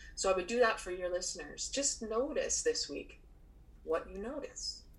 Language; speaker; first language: English; native; English